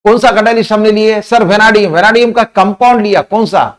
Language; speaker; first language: Hindi; non-native, local second language; Marathi